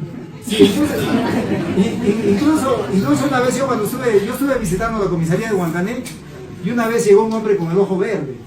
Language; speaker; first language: Spanish; native; Spanish